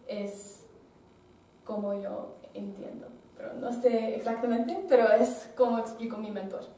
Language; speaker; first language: Spanish; non-native, learner; English